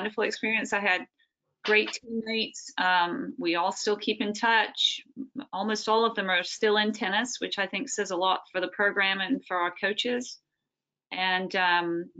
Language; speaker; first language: English; native; English